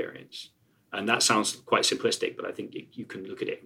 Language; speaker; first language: English; native; English